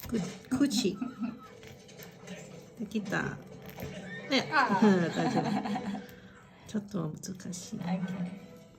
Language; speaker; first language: Japanese; non-native, learner; English